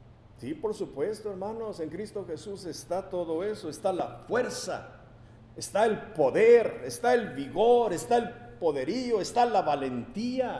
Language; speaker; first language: Spanish; native; Spanish